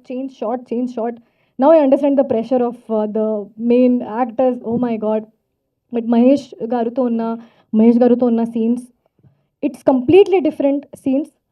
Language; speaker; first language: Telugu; non-native, fluent; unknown